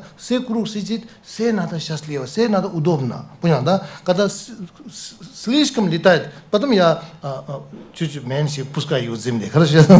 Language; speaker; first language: Russian; non-native, learner; Tibetan